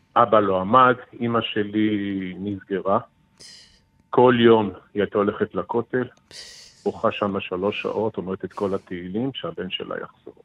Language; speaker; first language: Hebrew; early bilingual, other home language; French